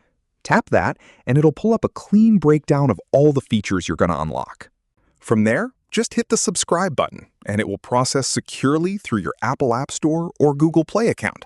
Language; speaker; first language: English; native; English